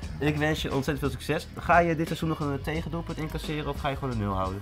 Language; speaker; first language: Dutch; native; Dutch